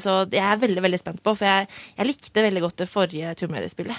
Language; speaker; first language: Norwegian; native; Norwegian